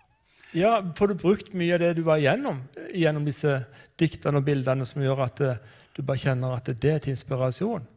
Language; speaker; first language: Norwegian; native; Norwegian